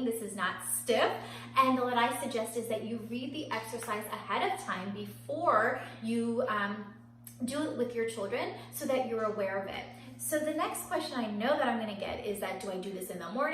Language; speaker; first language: English; native; English